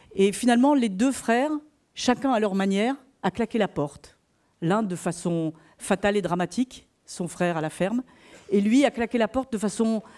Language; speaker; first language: French; native; French